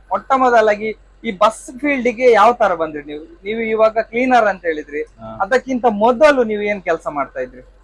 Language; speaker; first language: Kannada; native; Kannada